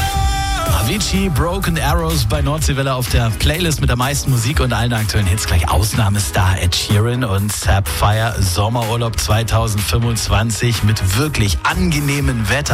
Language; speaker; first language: German; native; German